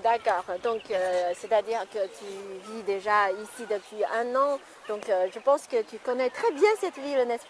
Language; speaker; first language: French; non-native, fluent; Chinese